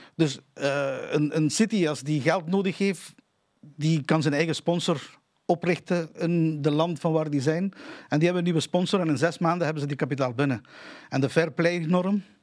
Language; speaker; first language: Dutch; non-native, fluent; Spanish